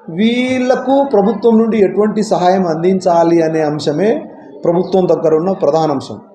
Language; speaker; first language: Telugu; native; Telugu